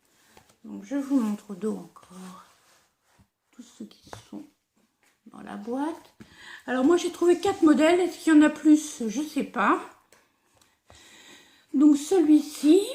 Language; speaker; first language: French; native; French